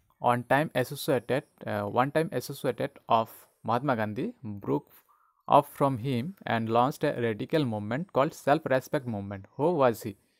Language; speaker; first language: English; non-native, local second language; Bangla